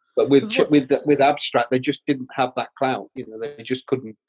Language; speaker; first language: English; native; English